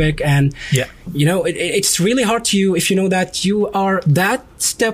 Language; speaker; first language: English; non-native, fluent; Arabic